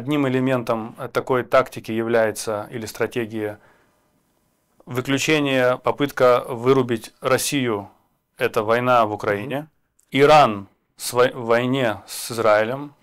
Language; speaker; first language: Russian; native; Russian